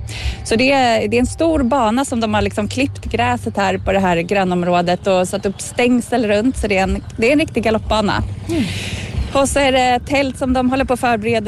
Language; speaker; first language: Swedish; native; Swedish